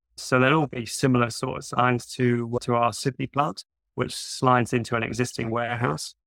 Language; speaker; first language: English; native; English